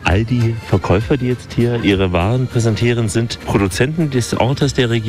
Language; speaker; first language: German; native; German